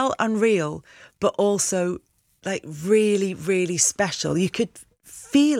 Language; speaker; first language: English; native; English